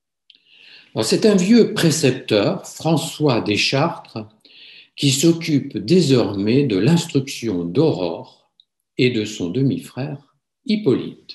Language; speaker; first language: French; native; French